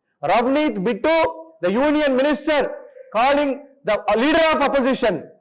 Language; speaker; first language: English; non-native, local second language; Telugu